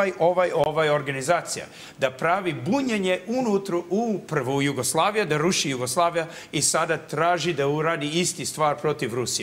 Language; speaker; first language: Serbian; early bilingual, heritage; English